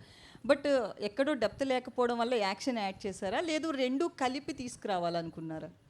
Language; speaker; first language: Telugu; native; Telugu